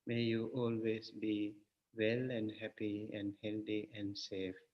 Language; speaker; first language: English; non-native, local second language; Sinhala